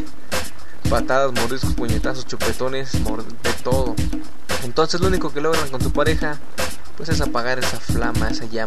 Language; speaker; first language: Spanish; native; Spanish